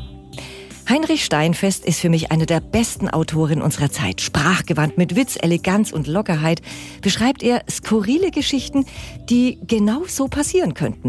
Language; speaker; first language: German; native; German